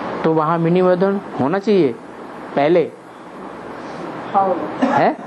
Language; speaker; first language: Hindi; native; Hindi